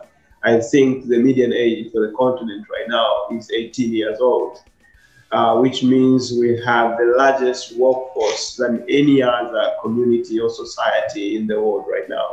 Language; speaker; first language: English; non-native, local second language; Swahili